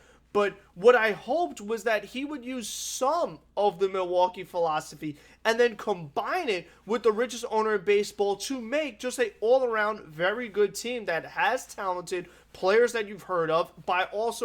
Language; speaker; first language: English; native; English